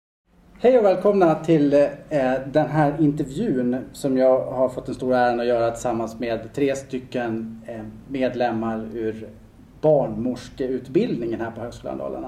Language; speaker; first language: Swedish; native; Swedish